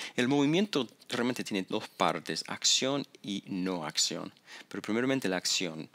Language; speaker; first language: Spanish; non-native, fluent; English